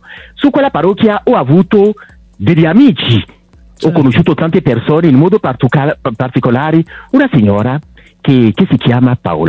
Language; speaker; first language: Italian; non-native, local second language; French